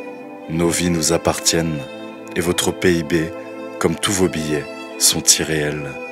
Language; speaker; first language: French; native; French